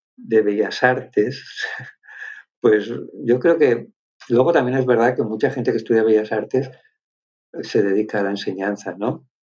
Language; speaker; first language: Spanish; native; Spanish